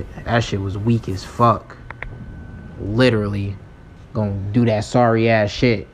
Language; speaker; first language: English; native; English